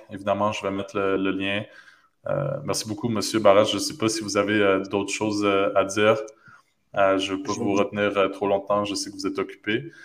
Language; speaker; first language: French; native; French